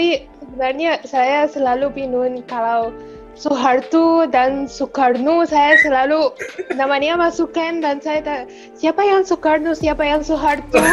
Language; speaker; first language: Indonesian; non-native, fluent; Arabic